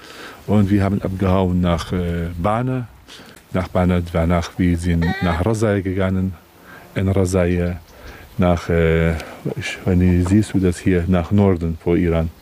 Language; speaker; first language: German; non-native, learner; Kurdish